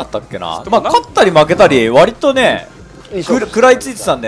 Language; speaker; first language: Japanese; native; Japanese